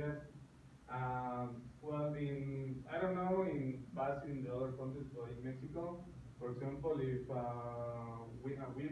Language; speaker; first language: English; non-native, learner; Spanish